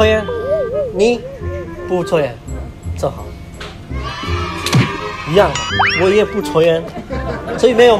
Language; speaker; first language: Chinese; non-native, fluent; Indonesian